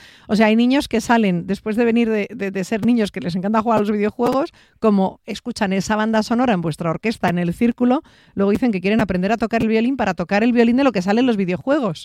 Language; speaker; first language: Spanish; native; Spanish